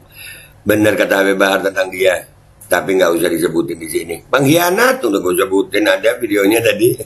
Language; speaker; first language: Indonesian; native; Indonesian